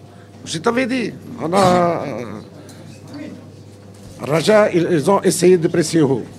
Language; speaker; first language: French; non-native, local second language; Arabic